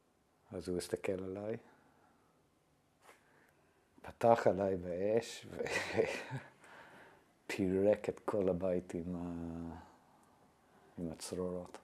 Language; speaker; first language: Hebrew; non-native, fluent; English